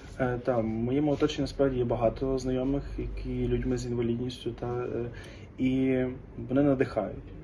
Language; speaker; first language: Ukrainian; native; Ukrainian